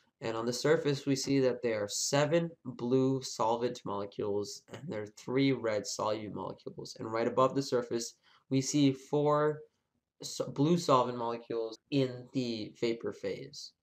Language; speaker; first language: English; native; English